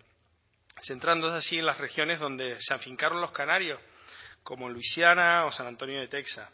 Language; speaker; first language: Spanish; native; Spanish